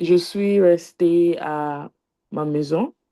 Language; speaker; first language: French; non-native, learner; English